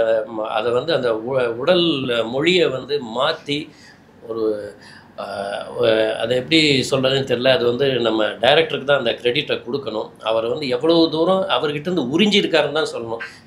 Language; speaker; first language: Tamil; native; Tamil